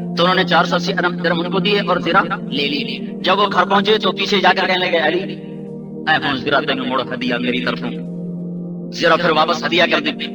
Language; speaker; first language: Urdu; non-native, local second language; Punjabi